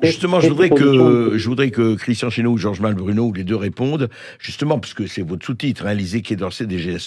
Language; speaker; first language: French; native; French